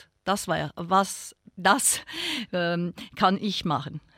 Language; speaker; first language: German; non-native, local second language; French